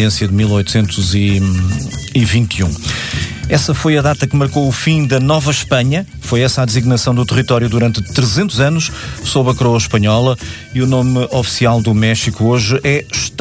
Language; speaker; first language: Portuguese; native; Portuguese